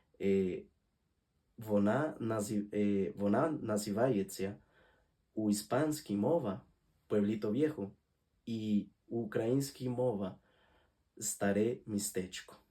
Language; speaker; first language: Ukrainian; non-native, learner; Spanish